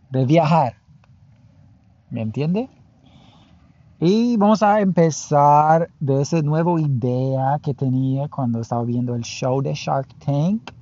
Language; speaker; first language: Spanish; non-native, learner; English